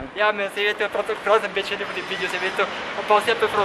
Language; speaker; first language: French; non-native, local second language; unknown